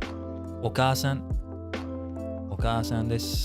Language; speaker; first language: Japanese; non-native, learner; English